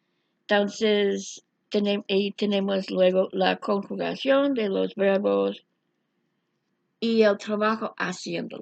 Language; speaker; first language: Spanish; non-native, fluent; English